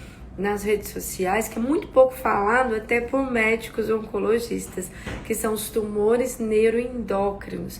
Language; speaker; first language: Portuguese; native; Portuguese